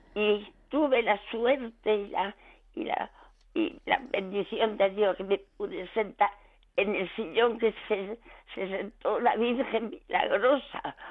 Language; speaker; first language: Spanish; native; Spanish